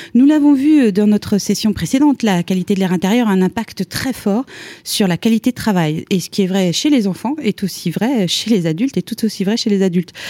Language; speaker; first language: French; native; French